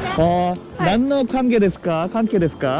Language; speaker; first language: Japanese; non-native, learner; Korean